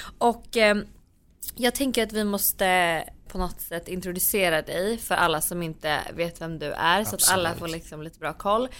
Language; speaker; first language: Swedish; native; Swedish